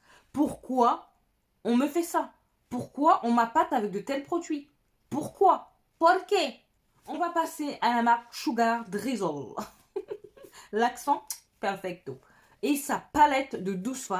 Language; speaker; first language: French; native; French